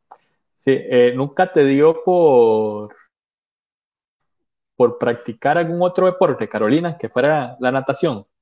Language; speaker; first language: Spanish; native; Spanish